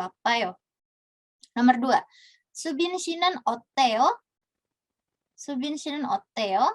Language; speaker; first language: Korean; non-native, fluent; Indonesian